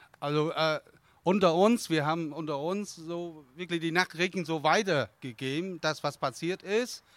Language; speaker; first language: German; non-native, fluent; Vietnamese